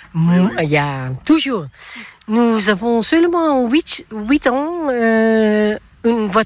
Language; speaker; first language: French; non-native, learner; Dutch